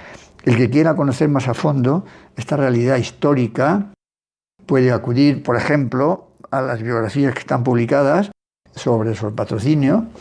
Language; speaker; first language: Spanish; native; Spanish